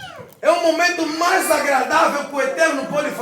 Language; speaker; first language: Portuguese; non-native, fluent; Lingala